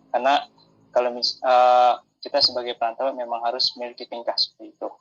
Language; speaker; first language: Indonesian; native; Indonesian